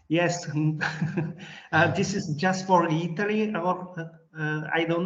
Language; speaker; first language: English; non-native, learner; Bulgarian